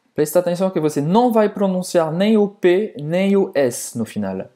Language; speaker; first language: Portuguese; non-native, fluent; French